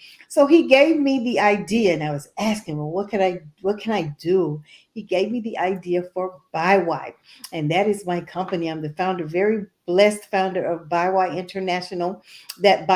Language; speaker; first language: English; native; English